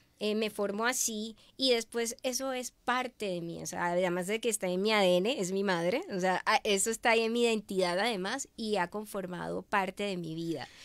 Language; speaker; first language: Spanish; native; Spanish